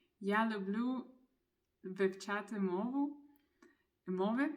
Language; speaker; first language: Ukrainian; non-native, learner; Spanish